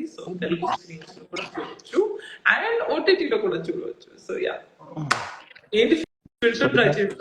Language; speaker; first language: Telugu; non-native, local second language; Odia